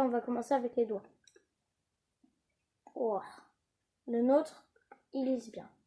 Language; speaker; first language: French; native; French